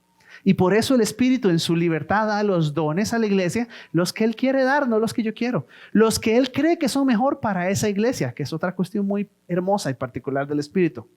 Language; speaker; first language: Spanish; native; Spanish